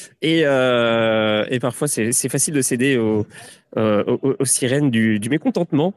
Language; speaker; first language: French; native; French